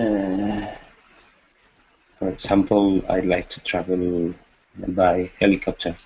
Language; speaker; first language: English; non-native, learner; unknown